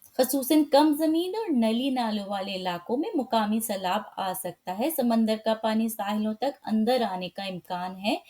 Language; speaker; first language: Urdu; native; Urdu